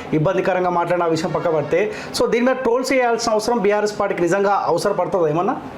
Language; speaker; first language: Telugu; native; Telugu